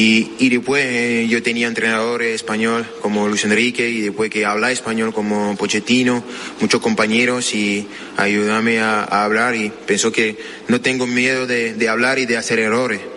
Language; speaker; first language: Spanish; non-native, fluent; French